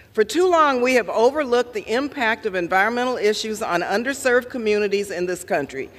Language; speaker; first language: English; native; English